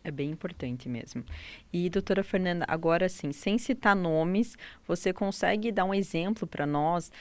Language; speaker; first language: Portuguese; native; Portuguese